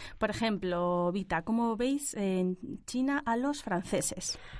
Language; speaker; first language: Spanish; native; Spanish